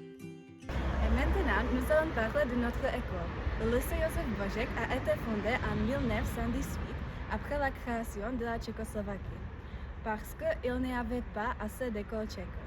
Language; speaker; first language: French; non-native, learner; Czech